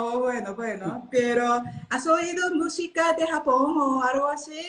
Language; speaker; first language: Spanish; non-native, learner; Japanese